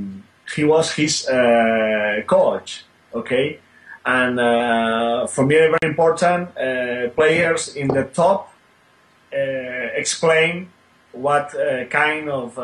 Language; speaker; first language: English; non-native, learner; Spanish